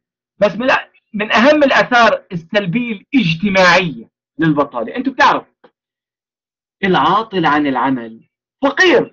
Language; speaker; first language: Arabic; native; Arabic